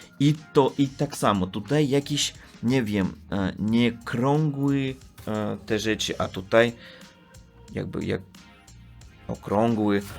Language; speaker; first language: Polish; non-native, learner; Russian